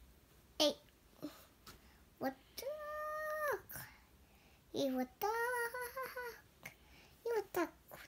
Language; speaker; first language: Russian; early bilingual, heritage; Russian